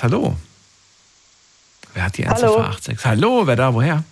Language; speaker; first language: German; native; German